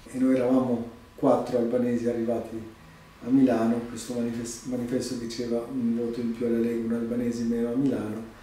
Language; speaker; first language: Italian; non-native, fluent; Albanian